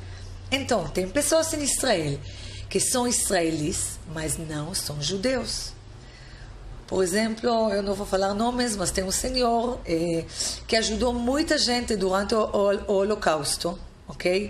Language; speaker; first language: Portuguese; non-native, fluent; Hebrew